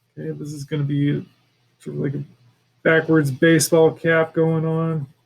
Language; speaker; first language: English; native; English